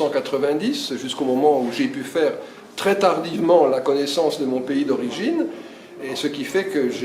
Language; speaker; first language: French; early bilingual, other home language; Hungarian